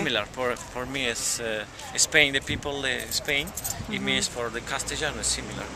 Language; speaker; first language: English; non-native, learner; Spanish